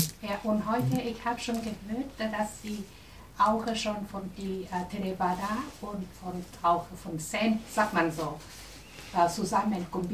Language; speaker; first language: German; non-native, learner; Vietnamese